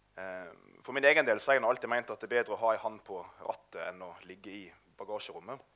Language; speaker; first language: Norwegian; native; Norwegian